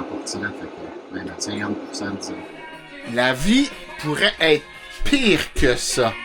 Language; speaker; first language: French; native; French